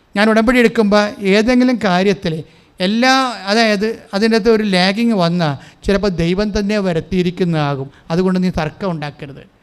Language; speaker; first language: Malayalam; native; Malayalam